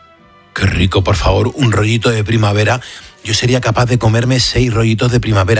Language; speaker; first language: Spanish; native; Spanish